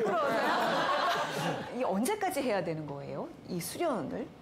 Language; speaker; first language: Korean; native; Korean